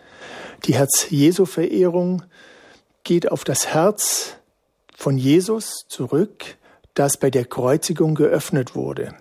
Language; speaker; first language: German; native; German